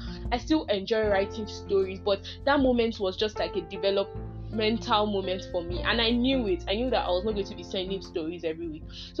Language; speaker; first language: English; non-native, local second language; Yoruba